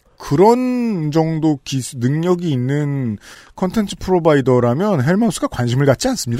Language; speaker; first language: Korean; native; Korean